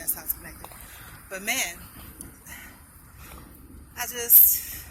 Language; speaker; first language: English; native; English